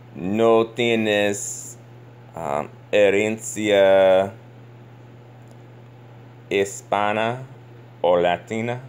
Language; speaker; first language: Spanish; non-native, learner; English